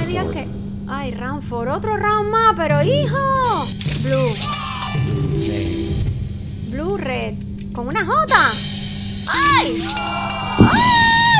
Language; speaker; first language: Spanish; native; Spanish